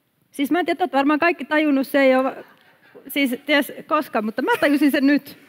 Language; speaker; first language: Finnish; native; Finnish